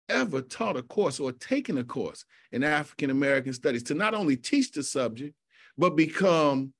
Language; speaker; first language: English; native; English